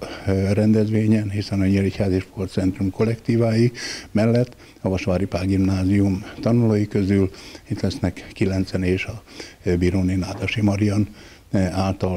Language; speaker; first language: Hungarian; native; Hungarian